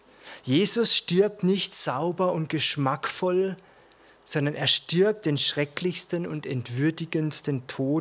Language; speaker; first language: German; native; German